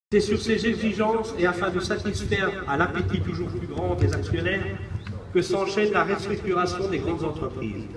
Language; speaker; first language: French; native; French